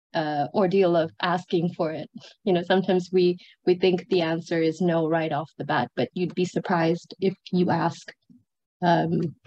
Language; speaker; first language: English; non-native, fluent; Sinhala